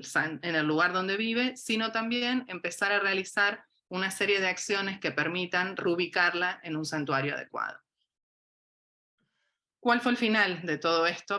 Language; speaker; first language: Spanish; native; Spanish